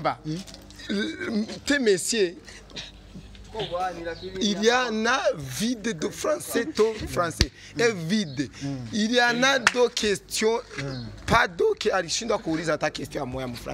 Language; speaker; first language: French; non-native, local second language; Rundi